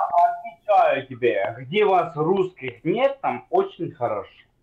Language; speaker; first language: Russian; non-native, local second language; Ukrainian